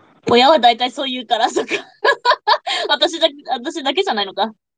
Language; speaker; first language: Japanese; non-native, fluent; English